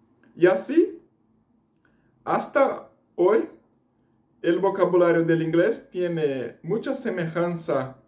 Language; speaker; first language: Spanish; non-native, fluent; Portuguese